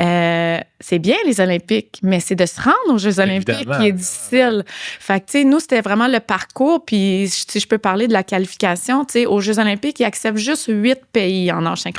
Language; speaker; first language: French; native; French